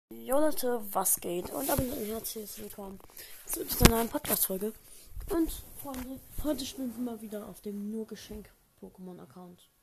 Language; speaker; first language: German; native; German